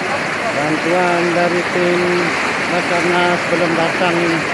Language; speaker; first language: Indonesian; non-native, local second language; Sasak